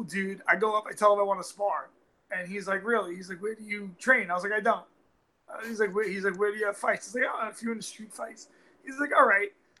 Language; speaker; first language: English; native; English